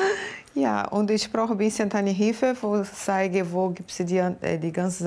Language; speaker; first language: German; non-native, learner; Portuguese